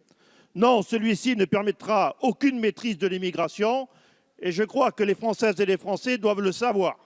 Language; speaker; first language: French; native; French